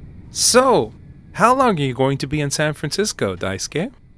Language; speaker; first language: English; native; English